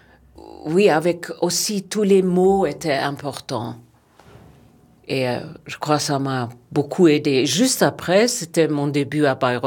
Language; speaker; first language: French; non-native, fluent; German